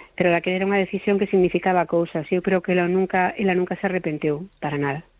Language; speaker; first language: Galician; non-native, local second language; Spanish